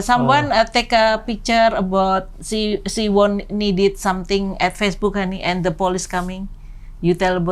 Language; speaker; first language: English; non-native, learner; Indonesian